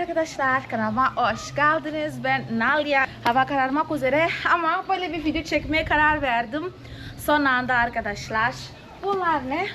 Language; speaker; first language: Turkish; non-native, fluent; Portuguese